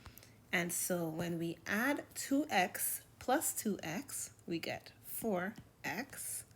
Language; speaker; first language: English; native; English